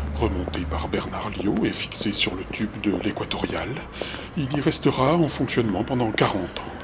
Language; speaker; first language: French; native; French